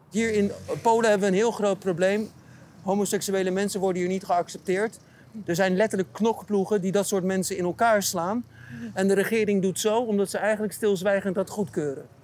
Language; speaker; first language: Dutch; native; Dutch